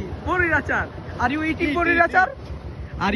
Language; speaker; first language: English; non-native, local second language; Bangla